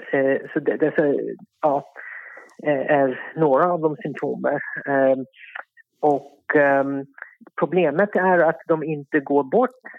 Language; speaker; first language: Swedish; non-native, fluent; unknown